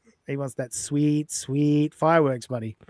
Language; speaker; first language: English; native; English